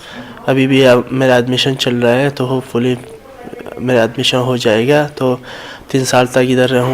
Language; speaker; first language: Hindi; non-native, fluent; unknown